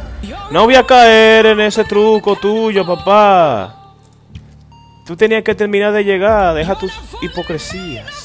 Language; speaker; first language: Spanish; native; Spanish